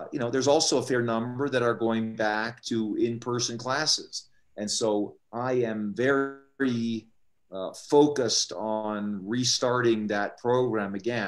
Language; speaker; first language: English; early bilingual, other home language; Spanish